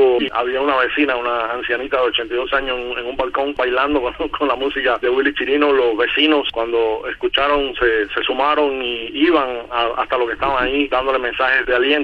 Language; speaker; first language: Spanish; native; Spanish